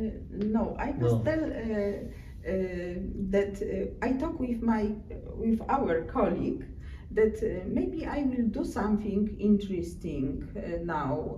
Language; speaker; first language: English; non-native, learner; Polish